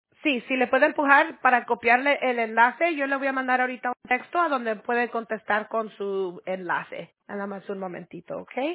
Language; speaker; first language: Spanish; early bilingual, heritage; Spanish